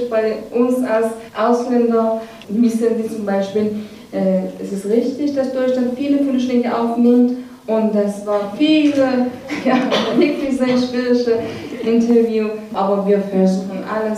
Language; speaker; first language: German; non-native, learner; Persian